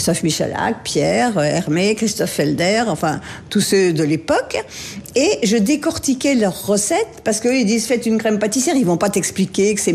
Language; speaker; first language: French; native; French